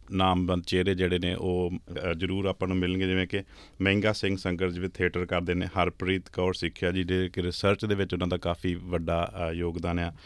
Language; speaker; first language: Punjabi; native; Punjabi